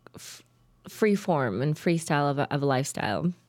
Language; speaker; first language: English; early bilingual, other home language; Tajik